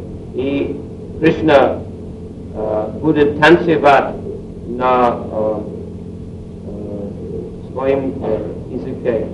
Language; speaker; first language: Russian; non-native, learner; English